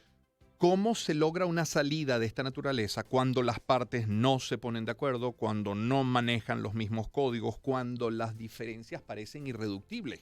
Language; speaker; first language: Spanish; native; Spanish